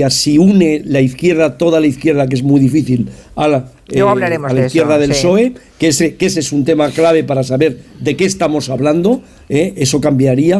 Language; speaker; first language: Spanish; native; Spanish